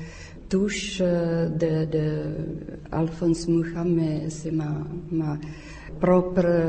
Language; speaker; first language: French; non-native, learner; Czech